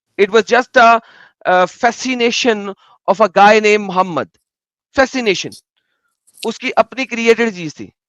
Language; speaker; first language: Urdu; native; Urdu